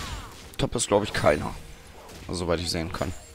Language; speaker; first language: German; native; German